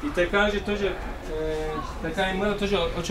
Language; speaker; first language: Russian; non-native, learner; Turkish